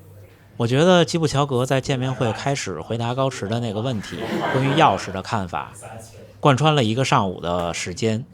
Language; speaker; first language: Chinese; native; Chinese